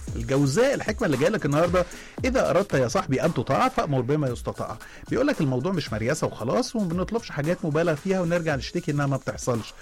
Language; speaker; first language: Arabic; native; Arabic